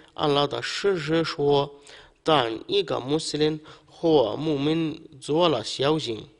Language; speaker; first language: Chinese; non-native, fluent; Arabic